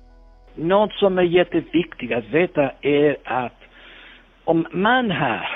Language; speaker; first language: Swedish; non-native, fluent; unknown